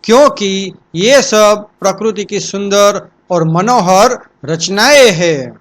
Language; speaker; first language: Hindi; non-native, local second language; Gujarati